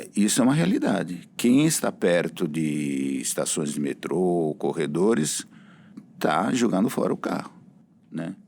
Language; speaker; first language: Portuguese; non-native, fluent; Italian